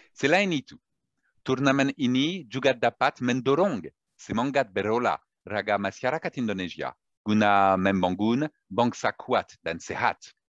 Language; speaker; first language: Indonesian; non-native, learner; French